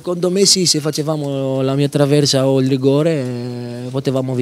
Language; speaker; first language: Italian; non-native, fluent; Greek